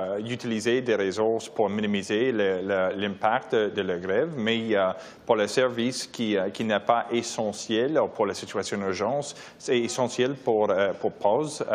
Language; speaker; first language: French; non-native, local second language; English